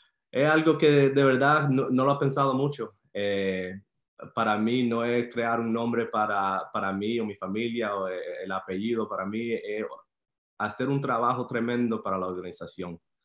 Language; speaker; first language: Spanish; early bilingual, heritage; Spanish